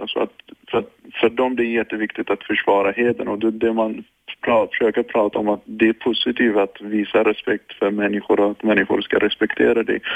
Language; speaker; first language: Swedish; non-native, fluent; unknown